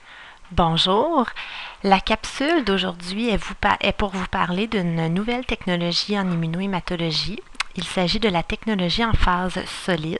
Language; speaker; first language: French; native; French